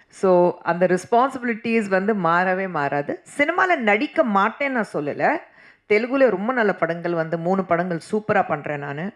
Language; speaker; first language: Tamil; non-native, fluent; Hindi